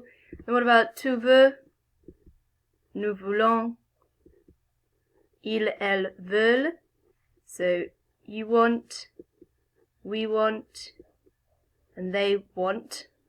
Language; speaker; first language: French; non-native, fluent; English